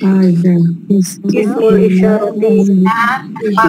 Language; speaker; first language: Arabic; non-native, learner; Indonesian